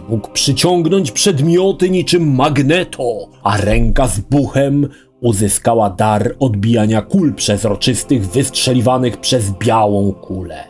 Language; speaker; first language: Polish; native; Polish